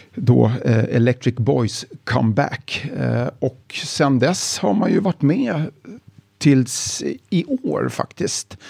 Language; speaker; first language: Swedish; early bilingual, other home language; Italian